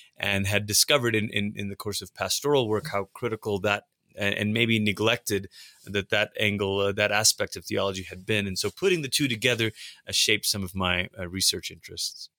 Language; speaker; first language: English; early bilingual, other home language; Tamil